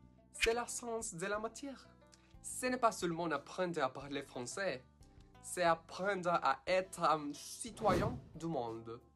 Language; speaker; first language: French; non-native, learner; Spanish